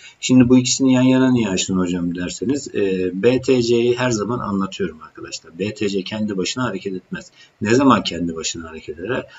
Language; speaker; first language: Turkish; native; Turkish